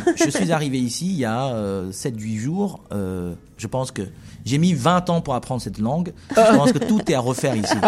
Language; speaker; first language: French; non-native, fluent; Chinese